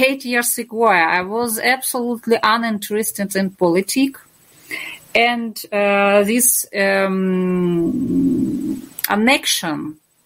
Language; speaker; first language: English; non-native, fluent; Russian